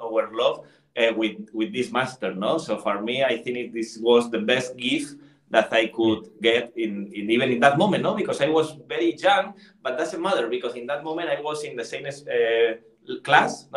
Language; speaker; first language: English; non-native, learner; Spanish